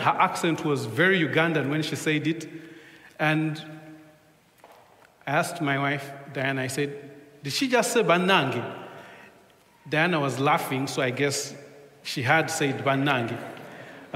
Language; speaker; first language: English; non-native, local second language; Ganda